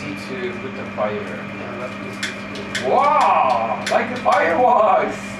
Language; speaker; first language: English; non-native, learner; Japanese